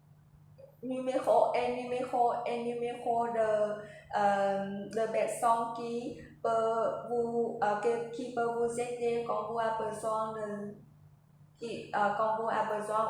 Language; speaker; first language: French; non-native, learner; Vietnamese